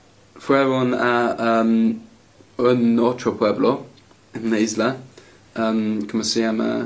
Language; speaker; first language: Spanish; non-native, learner; English